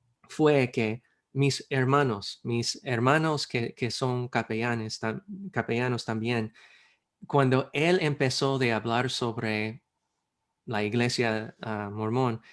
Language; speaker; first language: Spanish; non-native, fluent; English